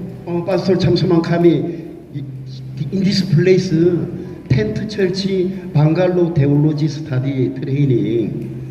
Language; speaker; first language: English; non-native, learner; Korean